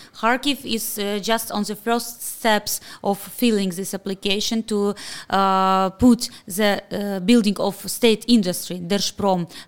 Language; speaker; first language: English; non-native, fluent; Ukrainian